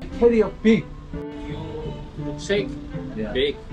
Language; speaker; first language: English; non-native, learner; Korean